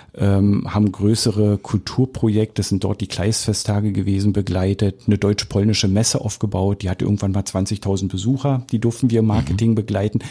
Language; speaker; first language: German; native; German